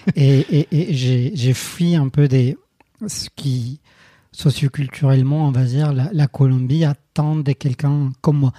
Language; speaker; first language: French; non-native, fluent; Spanish